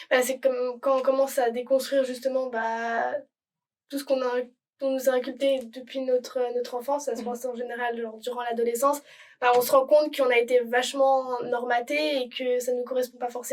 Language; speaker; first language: French; native; French